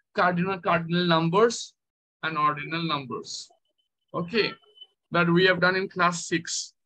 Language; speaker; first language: English; non-native, local second language; Bangla